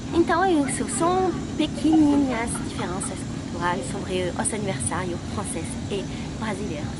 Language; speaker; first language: Portuguese; non-native, fluent; French